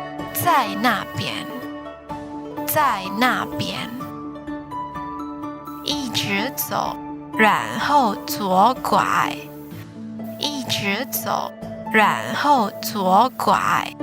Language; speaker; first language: Chinese; non-native, fluent; Indonesian